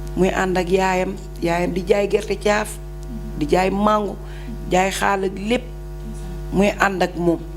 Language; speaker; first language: Wolof; native; Wolof